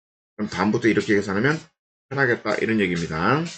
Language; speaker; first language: Korean; native; Korean